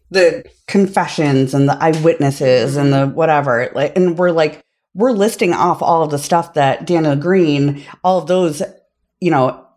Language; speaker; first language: English; native; English